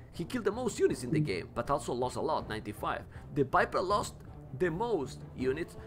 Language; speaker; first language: English; non-native, fluent; Spanish